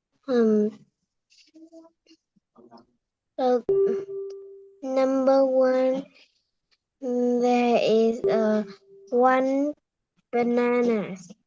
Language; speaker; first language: English; non-native, learner; Vietnamese